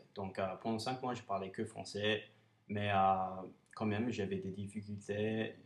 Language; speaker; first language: French; non-native, fluent; English